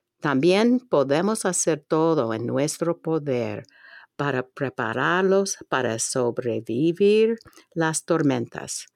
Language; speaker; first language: Spanish; non-native, fluent; English